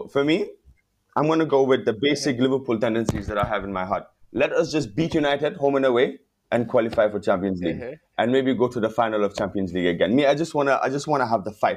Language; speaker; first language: English; non-native, local second language; Wolof